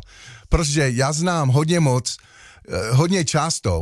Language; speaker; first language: Czech; non-native, learner; English